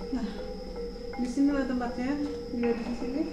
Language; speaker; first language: Indonesian; native; Indonesian